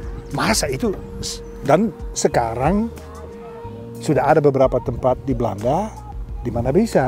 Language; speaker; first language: Indonesian; non-native, fluent; Dutch